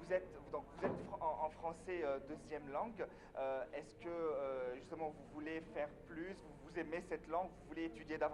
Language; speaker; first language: French; non-native, fluent; Arabic